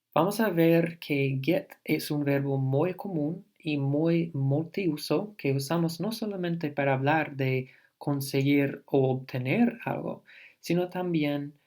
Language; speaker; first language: Spanish; non-native, fluent; English